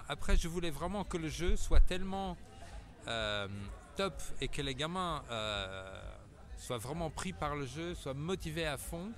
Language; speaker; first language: French; native; French